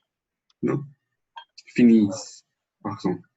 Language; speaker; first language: French; non-native, learner; Spanish